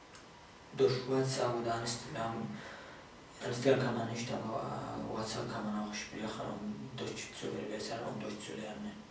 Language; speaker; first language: German; non-native, fluent; Kurdish